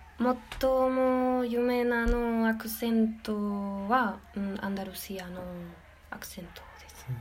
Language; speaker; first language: Japanese; non-native, learner; Spanish